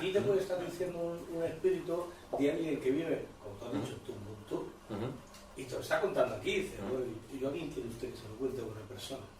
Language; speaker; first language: Spanish; native; Spanish